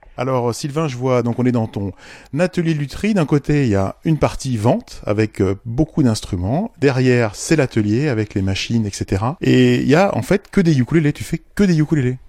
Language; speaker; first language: French; native; French